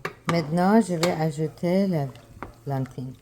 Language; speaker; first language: French; non-native, learner; Persian